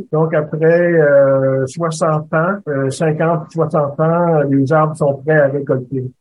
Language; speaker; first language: French; native; French